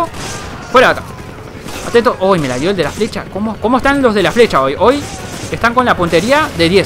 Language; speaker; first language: Spanish; native; Spanish